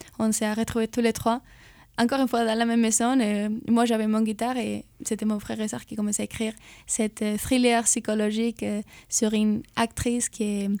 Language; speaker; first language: French; non-native, fluent; Spanish